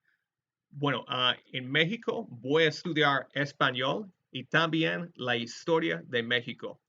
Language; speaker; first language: Spanish; non-native, fluent; English